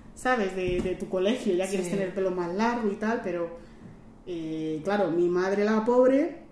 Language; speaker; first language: Spanish; native; Spanish